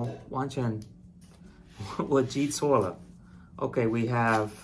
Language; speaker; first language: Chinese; non-native, fluent; English